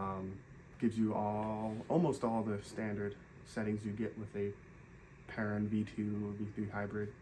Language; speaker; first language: English; native; English